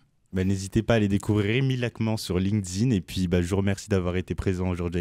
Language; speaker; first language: French; native; French